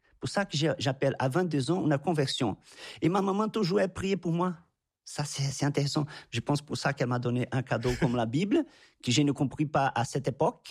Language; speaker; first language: French; non-native, fluent; Portuguese